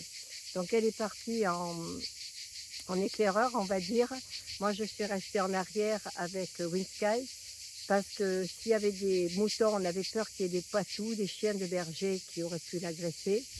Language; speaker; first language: French; native; French